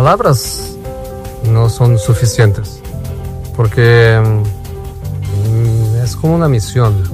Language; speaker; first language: Spanish; non-native, fluent; Portuguese